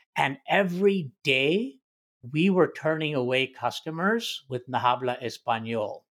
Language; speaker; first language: English; early bilingual, other home language; Hindi